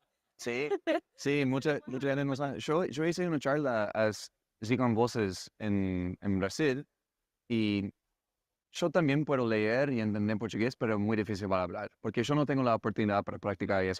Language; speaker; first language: Spanish; non-native, fluent; English